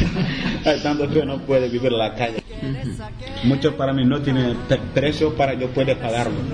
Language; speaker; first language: Spanish; non-native, learner; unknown